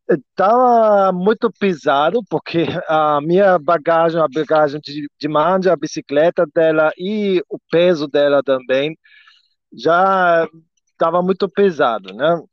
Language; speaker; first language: Portuguese; non-native, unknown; German